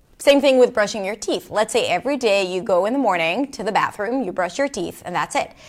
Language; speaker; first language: English; non-native, fluent; Hebrew